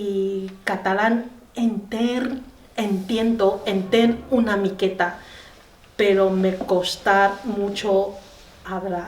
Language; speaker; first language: Spanish; non-native, learner; Chinese